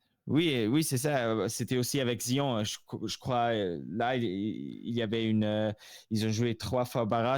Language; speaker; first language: French; non-native, local second language; Swiss German